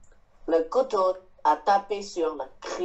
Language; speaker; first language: French; non-native, learner; Chinese